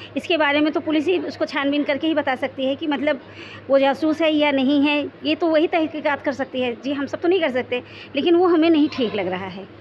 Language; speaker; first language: Hindi; native; Hindi